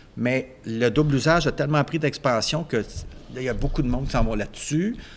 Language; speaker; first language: French; native; French